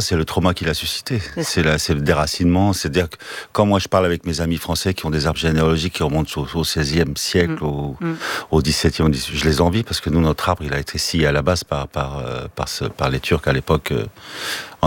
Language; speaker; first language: French; early bilingual, other home language; Armenian